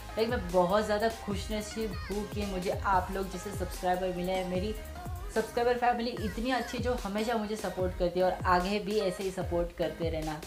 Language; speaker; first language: Hindi; native; Hindi